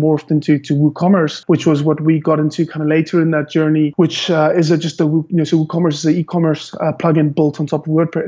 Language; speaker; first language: English; native; English